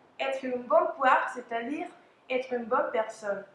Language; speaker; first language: French; non-native, learner; Spanish